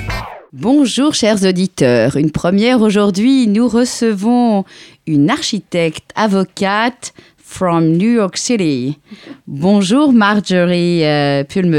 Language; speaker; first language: French; native; French